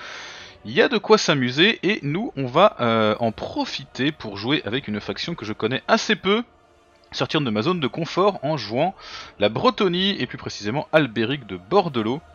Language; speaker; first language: French; native; French